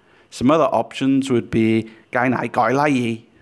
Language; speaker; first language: Vietnamese; non-native, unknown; English